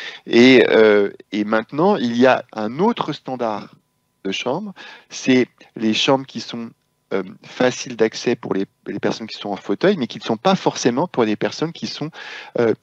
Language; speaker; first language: French; native; French